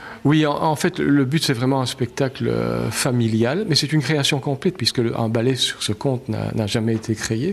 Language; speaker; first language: French; native; French